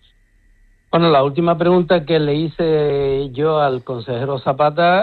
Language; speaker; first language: Spanish; native; Spanish